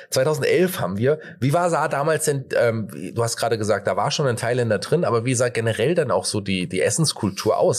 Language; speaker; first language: German; native; German